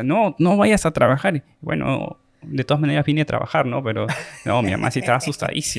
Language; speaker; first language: Spanish; native; Spanish